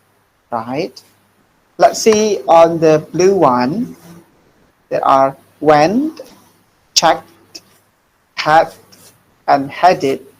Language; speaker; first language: English; non-native, fluent; Indonesian